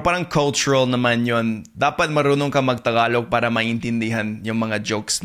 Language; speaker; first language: Filipino; non-native, fluent; English